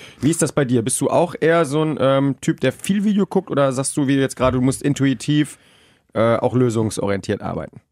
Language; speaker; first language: German; native; German